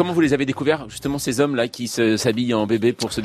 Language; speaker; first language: French; native; French